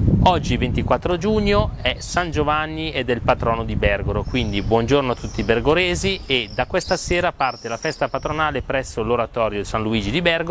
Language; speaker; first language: Italian; native; Italian